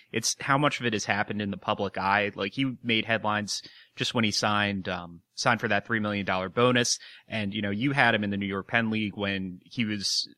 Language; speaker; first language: English; native; English